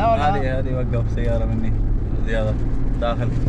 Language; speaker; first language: Arabic; non-native, learner; Malayalam